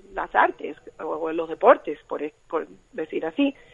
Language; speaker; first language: Spanish; native; Spanish